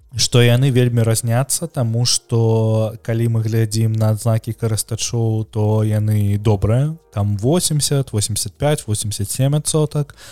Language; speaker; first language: Belarusian; non-native, local second language; Russian